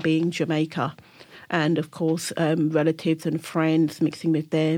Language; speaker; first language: English; native; English